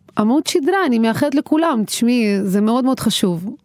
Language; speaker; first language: Hebrew; non-native, fluent; Uzbek